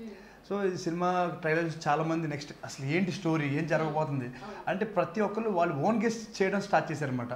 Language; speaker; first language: Telugu; native; Telugu